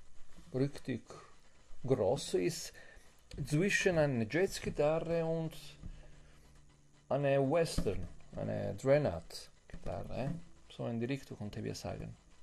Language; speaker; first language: German; non-native, fluent; Italian